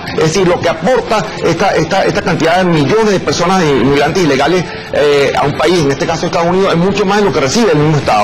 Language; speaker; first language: Spanish; native; Spanish